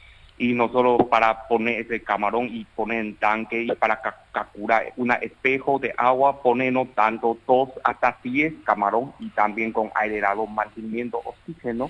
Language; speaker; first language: Spanish; non-native, learner; Chinese